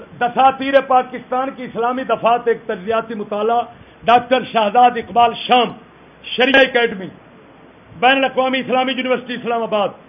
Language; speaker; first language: Urdu; non-native, local second language; Punjabi